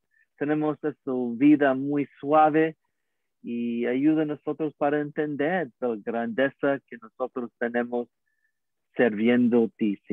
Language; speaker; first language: Spanish; non-native, learner; English